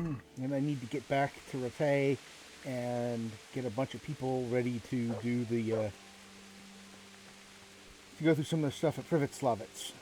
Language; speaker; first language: English; native; English